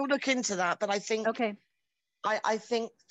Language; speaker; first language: English; native; English